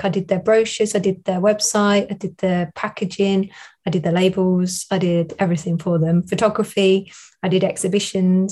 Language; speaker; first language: English; native; English